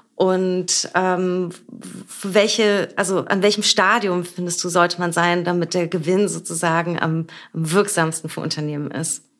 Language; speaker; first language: German; native; German